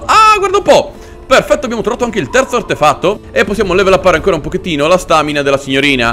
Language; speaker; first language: Italian; native; Italian